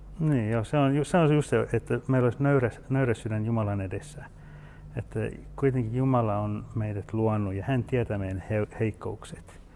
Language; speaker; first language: Finnish; early bilingual, heritage; Finnish